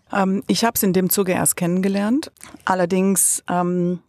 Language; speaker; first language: German; non-native, fluent; Romanian